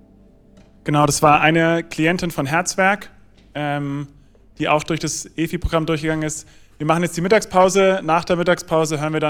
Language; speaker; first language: German; native; German